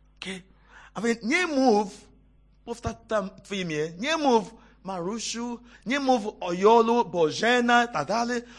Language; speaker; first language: Polish; non-native, fluent; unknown